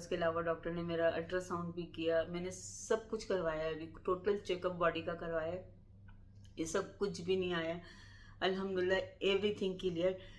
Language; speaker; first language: Urdu; native; Urdu